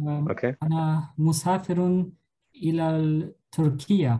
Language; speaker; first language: Arabic; non-native, learner; German